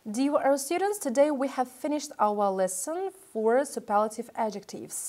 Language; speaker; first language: English; non-native, fluent; Kazakh